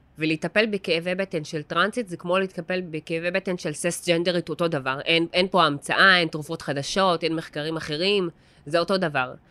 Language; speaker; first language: Hebrew; non-native, local second language; Arabic